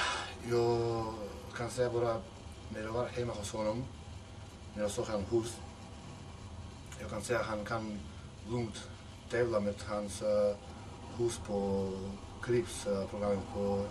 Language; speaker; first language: Swedish; non-native, fluent; Macedonian